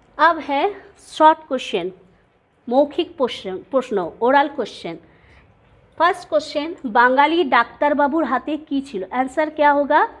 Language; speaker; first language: Hindi; non-native, local second language; Bangla